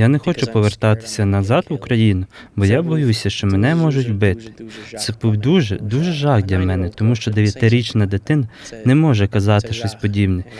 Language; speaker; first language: Ukrainian; non-native, learner; English